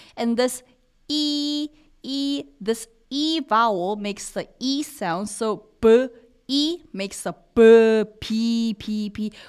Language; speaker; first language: English; non-native, fluent; Korean